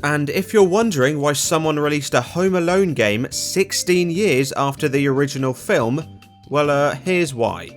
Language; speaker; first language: English; native; English